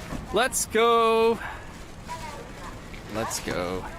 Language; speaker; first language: English; native; English